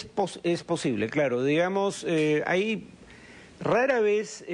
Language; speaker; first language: Spanish; native; Spanish